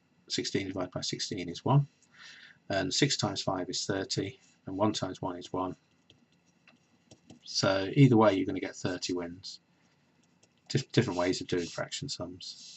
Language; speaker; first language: English; native; English